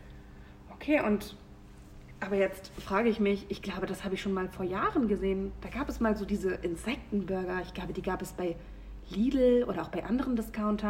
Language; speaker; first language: German; native; German